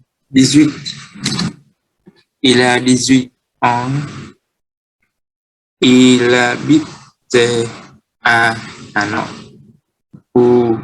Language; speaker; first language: French; non-native, learner; Vietnamese